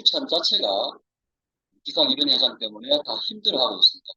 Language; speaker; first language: Korean; native; Korean